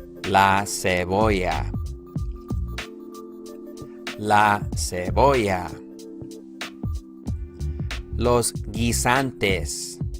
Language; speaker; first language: Spanish; non-native, fluent; English